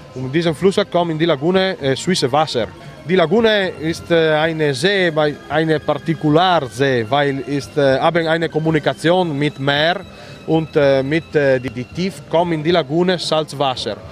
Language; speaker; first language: German; non-native, learner; Italian